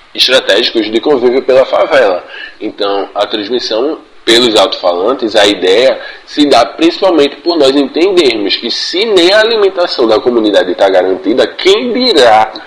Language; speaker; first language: Portuguese; native; Portuguese